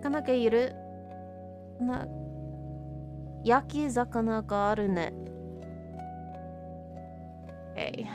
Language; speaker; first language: Japanese; non-native, learner; English